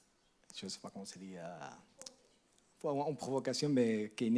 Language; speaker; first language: French; non-native, learner; Spanish